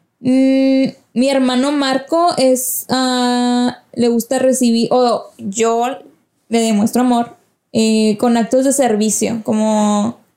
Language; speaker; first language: Spanish; early bilingual, heritage; Spanish